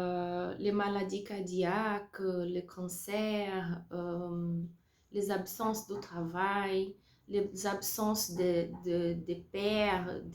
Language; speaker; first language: French; non-native, learner; Portuguese